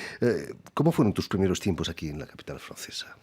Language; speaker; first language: Spanish; native; Spanish